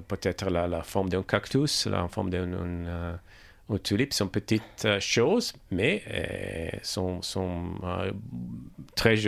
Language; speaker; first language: French; non-native, learner; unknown